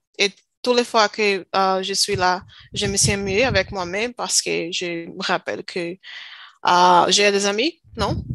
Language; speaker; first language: French; non-native, learner; Portuguese